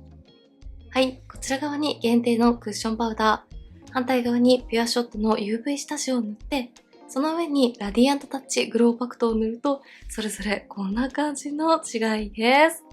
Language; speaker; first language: Japanese; native; Japanese